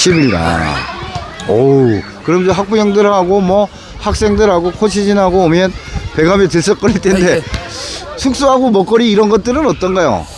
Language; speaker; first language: Korean; native; Korean